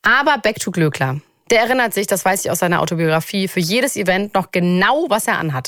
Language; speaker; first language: German; native; German